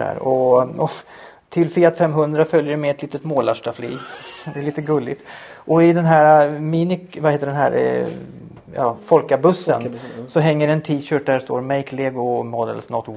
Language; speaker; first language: Swedish; native; Swedish